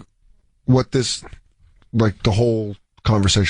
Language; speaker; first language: English; native; English